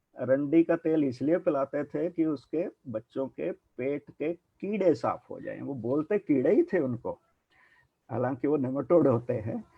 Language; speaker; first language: Hindi; non-native, local second language; Punjabi